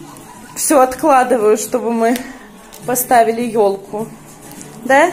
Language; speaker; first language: Russian; native; Russian